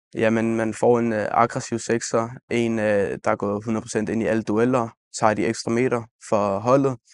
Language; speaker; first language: Danish; native; Danish